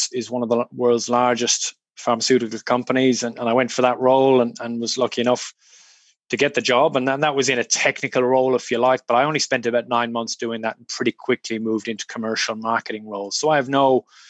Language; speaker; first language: English; native; English